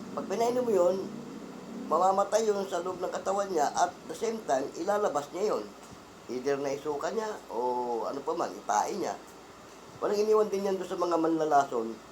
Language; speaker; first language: Filipino; non-native, local second language; Cebuano